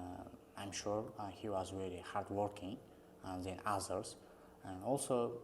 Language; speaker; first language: English; non-native, learner; Uzbek